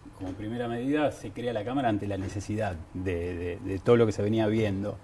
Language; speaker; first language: Spanish; native; Spanish